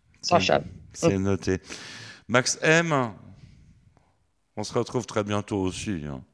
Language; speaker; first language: French; native; French